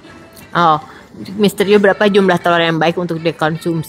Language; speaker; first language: Indonesian; native; Indonesian